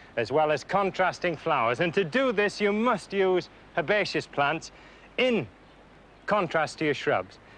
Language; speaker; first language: English; native; English